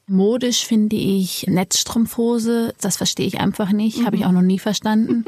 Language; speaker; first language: German; early bilingual, other home language; Amharic